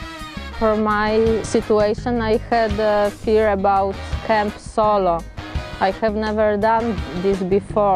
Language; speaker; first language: English; non-native, learner; Polish